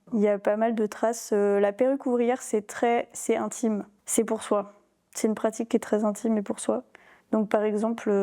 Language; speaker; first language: French; native; French